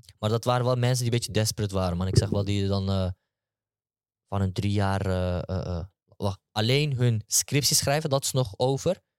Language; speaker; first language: Dutch; early bilingual, other home language; Turkish